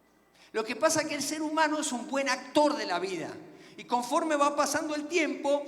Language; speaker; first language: Spanish; native; Spanish